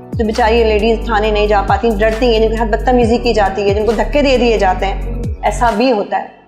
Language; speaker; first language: Urdu; native; Urdu